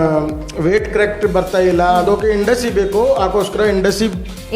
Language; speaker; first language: Kannada; non-native, learner; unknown